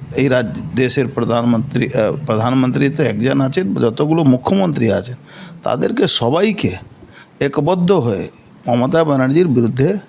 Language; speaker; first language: Bangla; non-native, local second language; Hindi